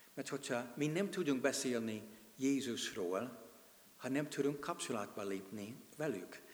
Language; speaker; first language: Hungarian; non-native, fluent; English